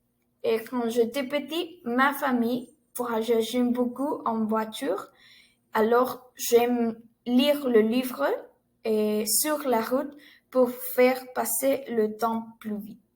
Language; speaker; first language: French; non-native, learner; Spanish